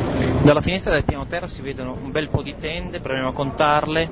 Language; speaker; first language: Italian; native; Italian